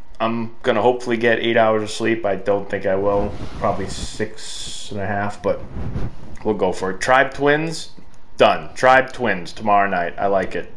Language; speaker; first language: English; native; English